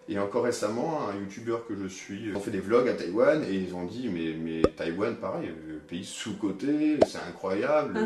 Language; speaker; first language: French; native; French